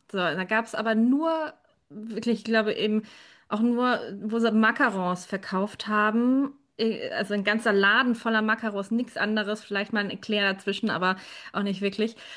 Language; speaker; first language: German; native; German